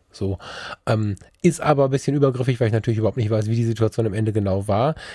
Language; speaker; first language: German; early bilingual, other home language; Turkish